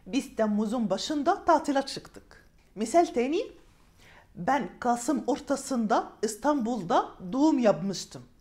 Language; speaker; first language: Turkish; non-native, fluent; Arabic